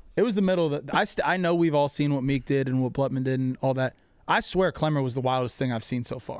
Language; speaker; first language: English; native; English